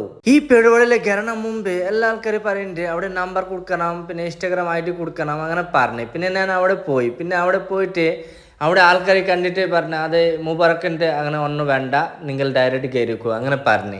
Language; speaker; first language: Malayalam; non-native, learner; Hindi